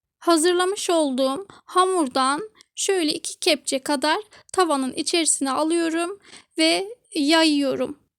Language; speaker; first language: Turkish; native; Turkish